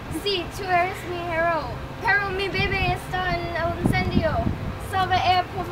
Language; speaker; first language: Spanish; non-native, learner; English